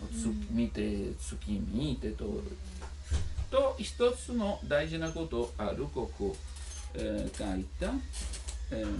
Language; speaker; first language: Japanese; non-native, learner; Italian